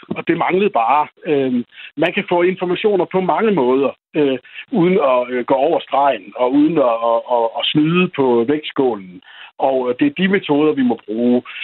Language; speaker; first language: Danish; native; Danish